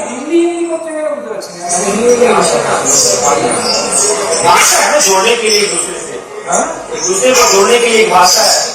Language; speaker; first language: Hindi; non-native, learner; Bangla